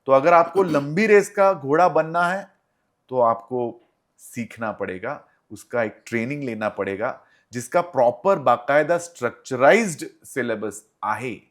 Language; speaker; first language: Hindi; non-native, local second language; Marathi